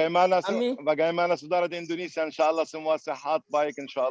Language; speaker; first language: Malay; non-native, fluent; Arabic